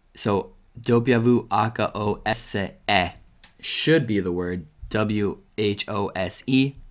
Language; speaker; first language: English; native; English